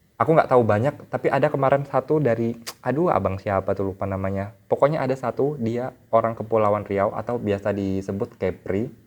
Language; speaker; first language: Indonesian; native; Indonesian